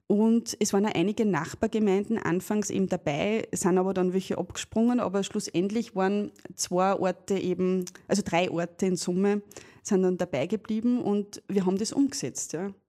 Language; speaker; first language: German; native; German